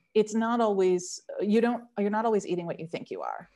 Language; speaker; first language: English; native; English